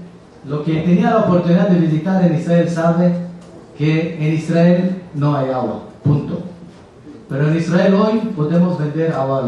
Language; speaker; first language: Spanish; non-native, fluent; Hebrew